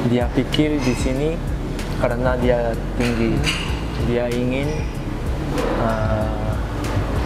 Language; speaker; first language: Indonesian; non-native, fluent; Korean